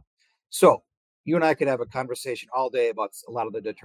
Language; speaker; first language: English; native; English